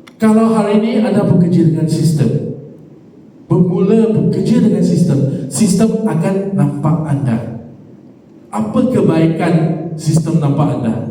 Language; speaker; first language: Malay; non-native, local second language; Chinese